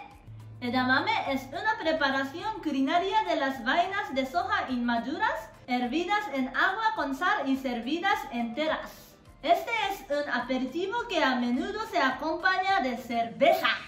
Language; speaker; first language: Spanish; non-native, fluent; Japanese